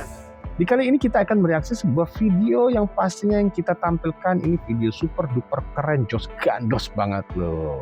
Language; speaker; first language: Indonesian; native; Indonesian